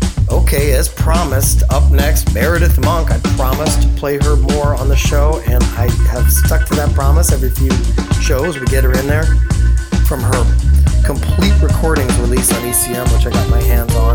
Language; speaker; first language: English; native; English